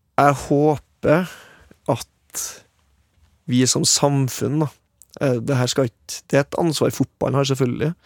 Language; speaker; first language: Norwegian; native; Norwegian